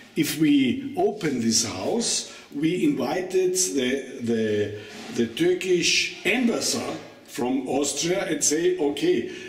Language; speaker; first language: English; non-native, learner; German